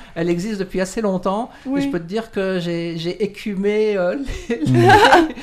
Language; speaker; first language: French; native; French